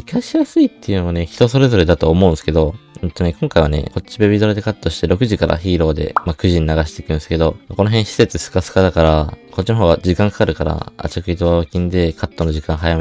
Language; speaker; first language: Japanese; native; Japanese